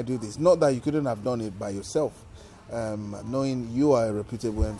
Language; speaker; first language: English; non-native, local second language; Yoruba